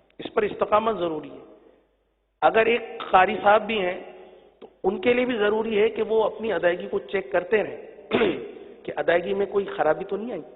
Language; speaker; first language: Urdu; native; Urdu